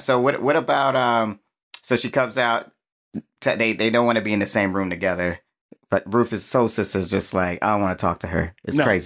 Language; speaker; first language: English; native; English